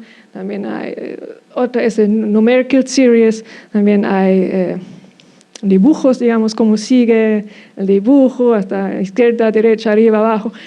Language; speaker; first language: Spanish; non-native, fluent; German